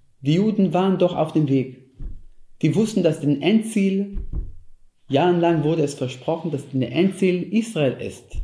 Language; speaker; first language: German; non-native, fluent; Hebrew